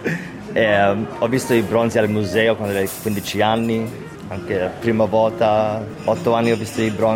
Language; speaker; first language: Italian; early bilingual, heritage; English